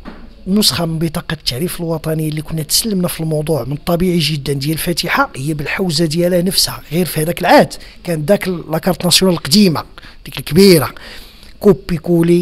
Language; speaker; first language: Arabic; native; Arabic